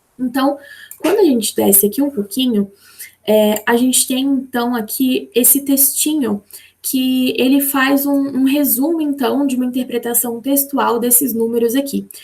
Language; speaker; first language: Portuguese; native; Portuguese